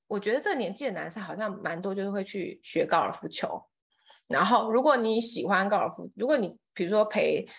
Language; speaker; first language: Chinese; non-native, fluent; Thai